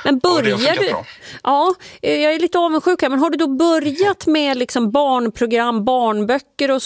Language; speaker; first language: Swedish; native; Swedish